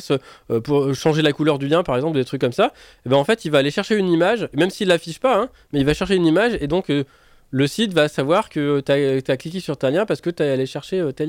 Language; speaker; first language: French; native; French